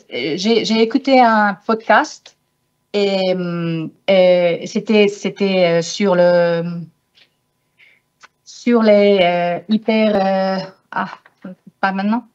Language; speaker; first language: French; non-native, fluent; Spanish